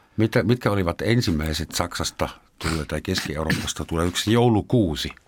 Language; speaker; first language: Finnish; non-native, fluent; German